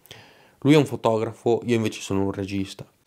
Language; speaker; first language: Italian; native; Italian